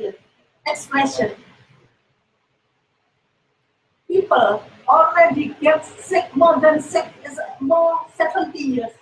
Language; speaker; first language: English; non-native, learner; Indonesian